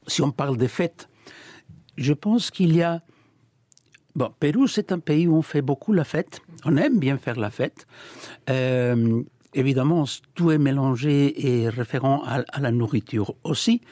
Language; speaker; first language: French; non-native, fluent; Spanish